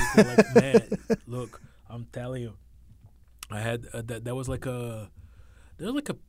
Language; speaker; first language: English; non-native, fluent; Portuguese